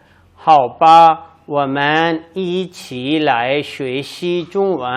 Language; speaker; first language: Chinese; non-native, learner; Urdu